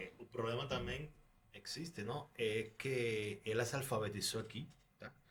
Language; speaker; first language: Portuguese; non-native, fluent; Spanish